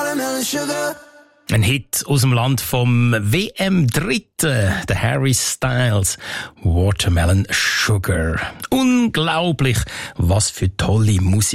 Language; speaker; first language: German; native; German